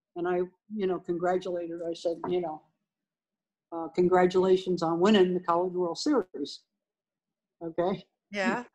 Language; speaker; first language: English; native; English